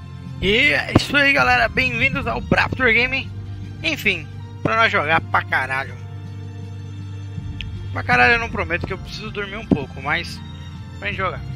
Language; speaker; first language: Portuguese; native; Portuguese